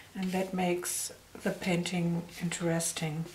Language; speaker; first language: English; non-native, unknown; German